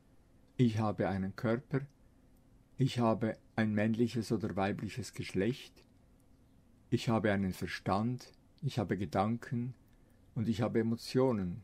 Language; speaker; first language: German; non-native, fluent; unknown